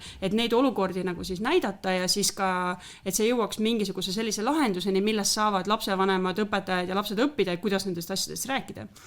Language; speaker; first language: Estonian; native; Estonian